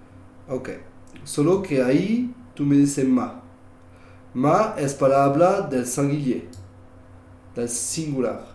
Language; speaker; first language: Spanish; non-native, learner; French